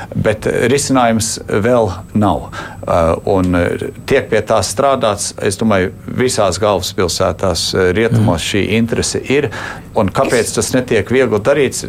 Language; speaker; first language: Latvian; early bilingual, heritage; Latvian